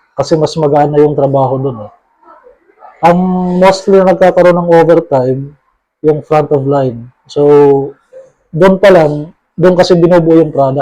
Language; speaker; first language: Filipino; native; Filipino